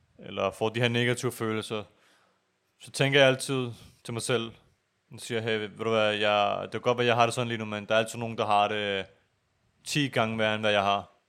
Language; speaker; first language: Danish; early bilingual, other home language; Urdu